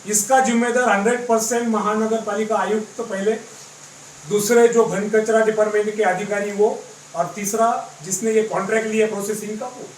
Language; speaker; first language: Hindi; non-native, local second language; Marathi